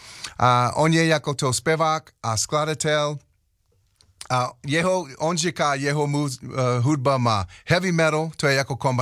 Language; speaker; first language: Czech; non-native, learner; English